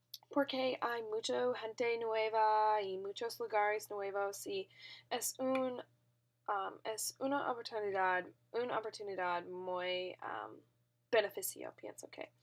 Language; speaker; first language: Spanish; non-native, learner; English